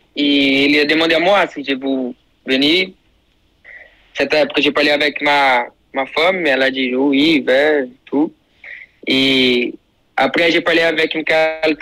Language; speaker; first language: French; non-native, learner; Portuguese